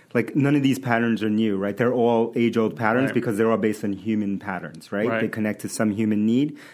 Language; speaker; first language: English; early bilingual, other home language; Spanish